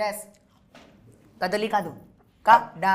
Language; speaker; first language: Telugu; non-native, local second language; Hindi